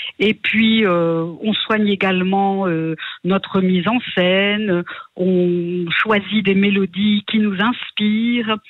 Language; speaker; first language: French; native; French